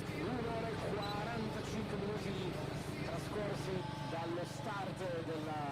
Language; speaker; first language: Italian; native; Italian